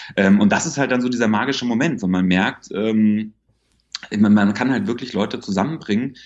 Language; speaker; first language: German; native; German